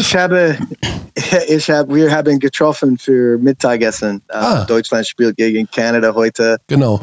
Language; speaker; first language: German; non-native, learner; English